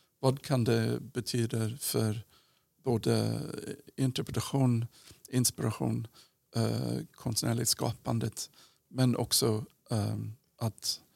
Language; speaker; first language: Swedish; non-native, fluent; English